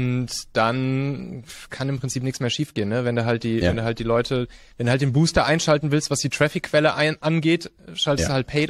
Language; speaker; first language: German; native; German